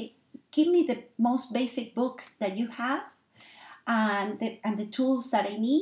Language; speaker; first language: English; non-native, fluent; Spanish